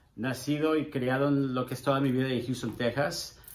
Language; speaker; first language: Spanish; early bilingual, heritage; Spanish